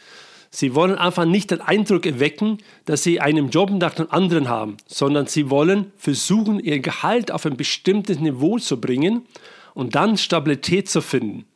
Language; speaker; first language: German; non-native, fluent; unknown